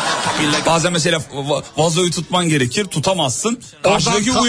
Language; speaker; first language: Turkish; native; Turkish